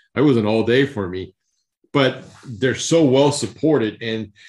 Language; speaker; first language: English; early bilingual, other home language; Spanish